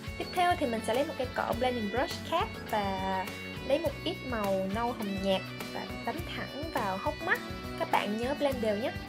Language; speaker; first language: Vietnamese; early bilingual, heritage; Vietnamese